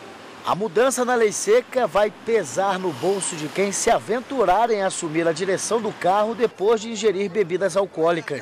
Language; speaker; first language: Portuguese; native; Portuguese